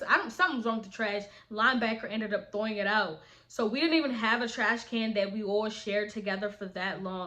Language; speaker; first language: English; native; English